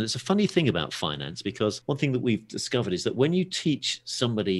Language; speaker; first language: English; native; English